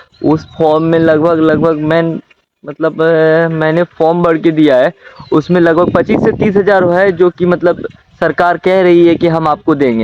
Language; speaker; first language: Hindi; native; Hindi